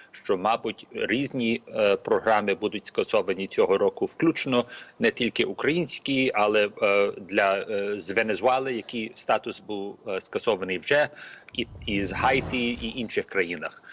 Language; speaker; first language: Ukrainian; early bilingual, heritage; Ukrainian